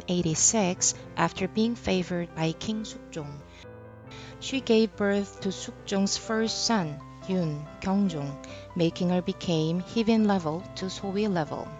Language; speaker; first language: English; non-native, fluent; Korean